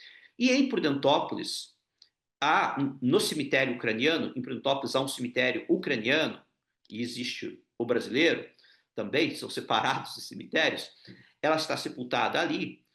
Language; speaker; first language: Portuguese; non-native, local second language; Ukrainian